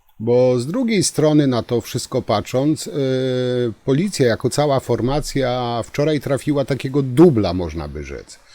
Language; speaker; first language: Polish; native; Polish